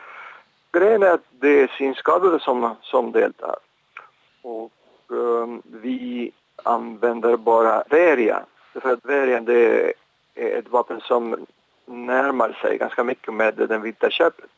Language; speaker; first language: Swedish; non-native, fluent; Spanish